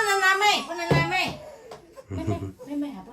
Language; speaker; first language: Chinese; native; Chinese